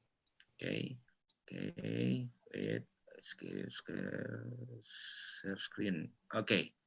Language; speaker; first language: English; non-native, local second language; Indonesian